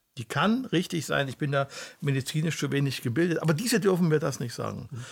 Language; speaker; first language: German; native; German